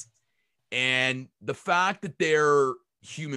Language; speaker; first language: English; native; English